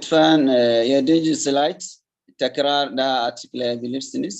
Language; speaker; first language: Turkish; non-native, learner; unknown